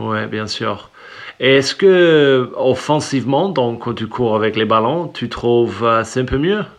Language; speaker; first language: French; non-native, fluent; English